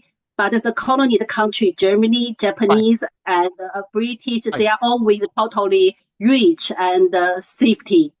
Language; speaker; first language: English; non-native, learner; Chinese